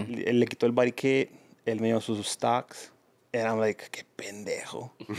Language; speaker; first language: Spanish; early bilingual, heritage; Spanish